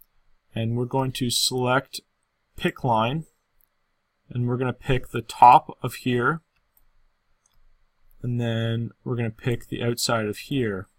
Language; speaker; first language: English; native; English